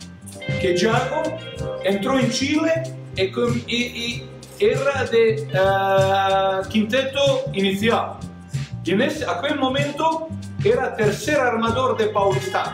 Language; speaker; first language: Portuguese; non-native, learner; Croatian